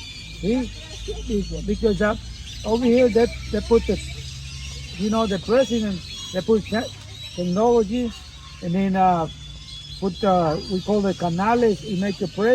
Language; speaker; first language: English; non-native, learner; Spanish